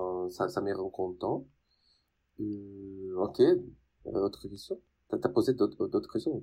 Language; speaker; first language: French; non-native, fluent; Portuguese